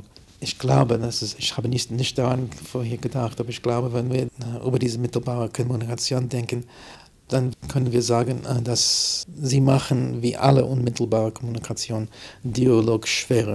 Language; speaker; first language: German; non-native, fluent; English